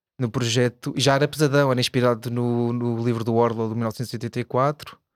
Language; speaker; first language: Portuguese; native; Portuguese